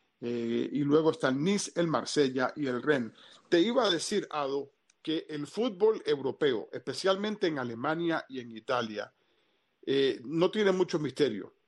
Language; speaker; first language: Spanish; early bilingual, heritage; Spanish